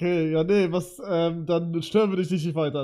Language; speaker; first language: German; native; German